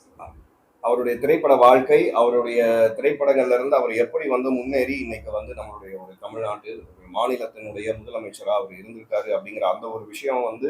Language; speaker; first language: Tamil; native; Tamil